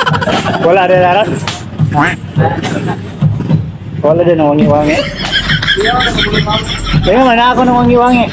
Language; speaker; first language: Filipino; non-native, local second language; Cebuano